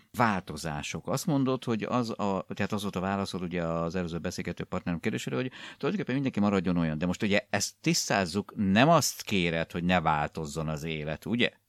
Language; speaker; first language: Hungarian; native; Hungarian